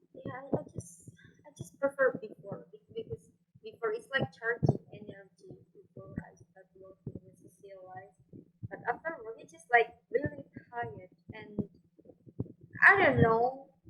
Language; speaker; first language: English; non-native, fluent; Indonesian